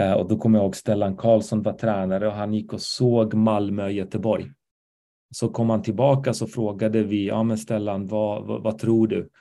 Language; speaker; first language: Swedish; early bilingual, other home language; Arabic